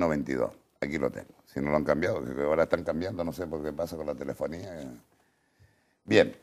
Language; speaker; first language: Spanish; native; Spanish